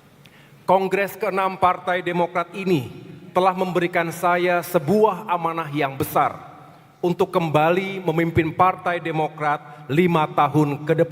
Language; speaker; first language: Indonesian; native; Indonesian